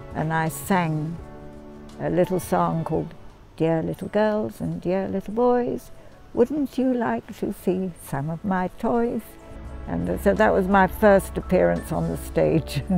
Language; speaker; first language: English; native; English